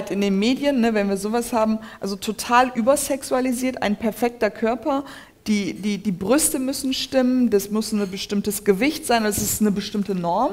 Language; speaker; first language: German; early bilingual, other home language; Turkish